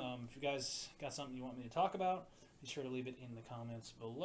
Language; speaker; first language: English; native; English